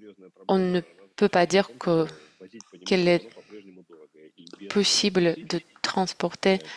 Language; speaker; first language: French; non-native, fluent; Russian